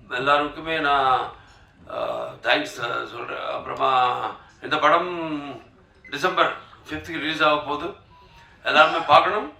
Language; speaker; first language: Tamil; non-native, local second language; Telugu